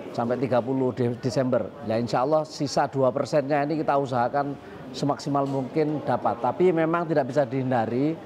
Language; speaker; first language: Indonesian; native; Indonesian